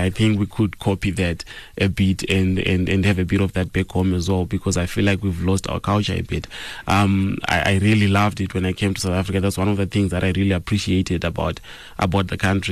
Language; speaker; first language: English; non-native, local second language; Shona